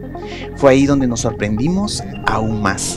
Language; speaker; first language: Spanish; native; Spanish